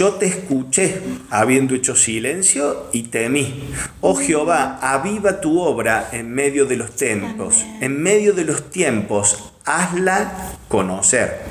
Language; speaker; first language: Spanish; native; Spanish